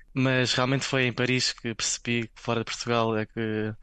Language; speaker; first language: Portuguese; native; Portuguese